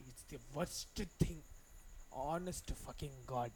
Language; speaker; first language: English; non-native, local second language; Tamil